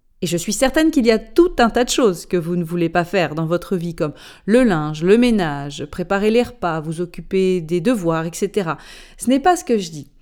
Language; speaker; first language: French; native; French